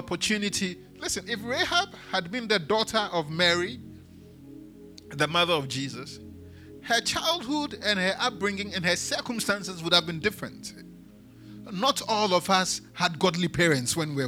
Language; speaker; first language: English; non-native, local second language; Akan